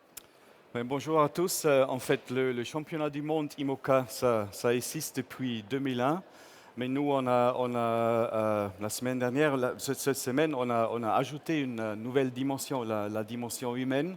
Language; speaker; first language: French; non-native, fluent; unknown